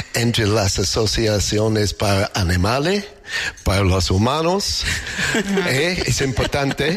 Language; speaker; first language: Spanish; non-native, learner; English